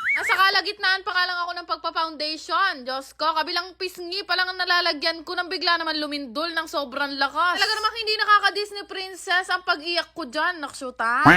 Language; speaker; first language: Filipino; native; Filipino